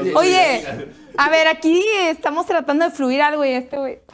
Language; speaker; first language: Spanish; native; Spanish